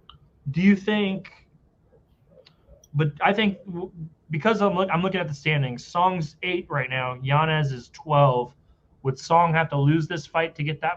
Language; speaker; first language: English; native; English